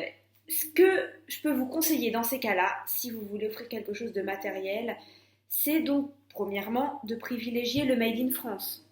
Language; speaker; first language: French; native; French